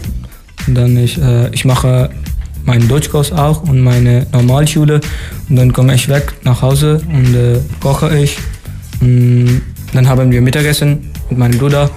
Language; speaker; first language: German; non-native, learner; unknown